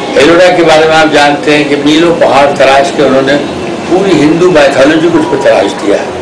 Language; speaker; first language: Urdu; native; Urdu